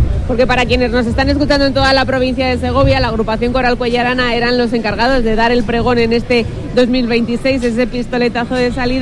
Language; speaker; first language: Spanish; native; Spanish